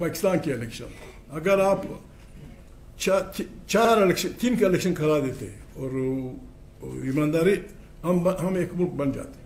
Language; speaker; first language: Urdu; non-native, local second language; Pashto